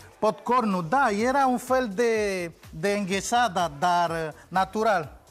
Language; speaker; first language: Romanian; non-native, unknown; Spanish